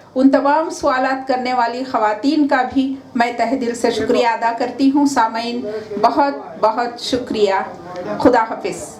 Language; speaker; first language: Urdu; native; Urdu